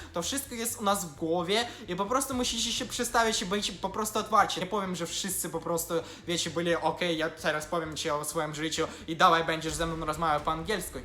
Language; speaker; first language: Polish; non-native, fluent; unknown